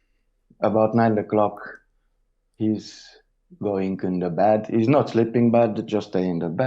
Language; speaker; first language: English; non-native, learner; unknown